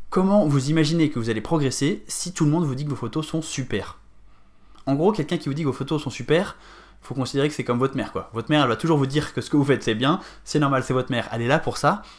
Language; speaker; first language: French; native; French